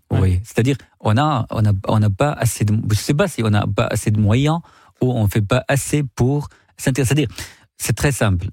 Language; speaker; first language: French; non-native, fluent; Arabic